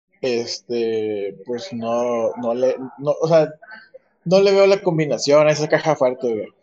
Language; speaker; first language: Spanish; native; Spanish